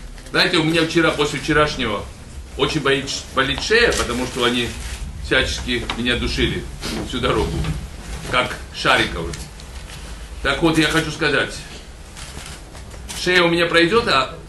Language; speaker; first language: Russian; non-native, local second language; Georgian